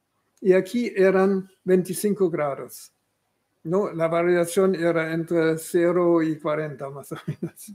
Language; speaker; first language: Spanish; non-native, fluent; German